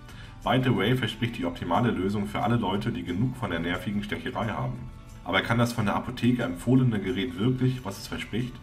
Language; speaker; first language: German; native; German